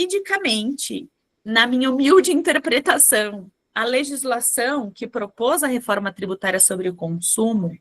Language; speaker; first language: Portuguese; native; Portuguese